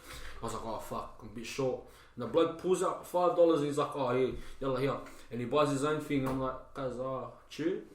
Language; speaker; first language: English; native; English